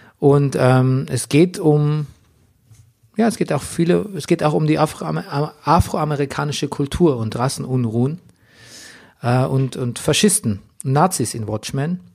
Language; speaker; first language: German; native; German